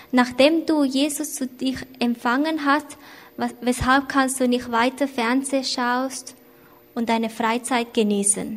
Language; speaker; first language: German; non-native, learner; Thai